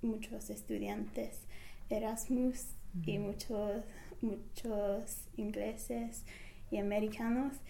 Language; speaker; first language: Spanish; non-native, fluent; English